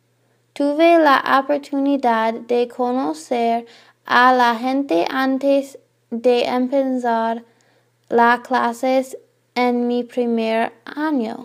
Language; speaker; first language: Spanish; non-native, learner; English